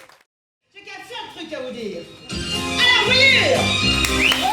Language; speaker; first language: French; native; French